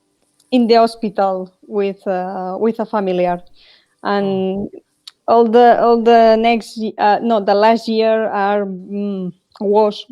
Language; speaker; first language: English; non-native, learner; Spanish